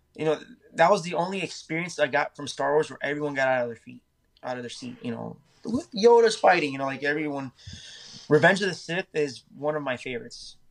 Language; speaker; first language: English; native; English